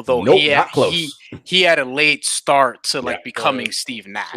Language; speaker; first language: English; native; English